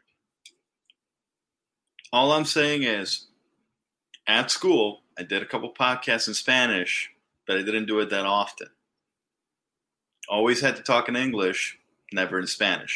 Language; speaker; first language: English; non-native, fluent; Spanish